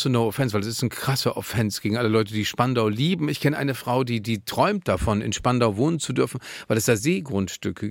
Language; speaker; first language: German; native; German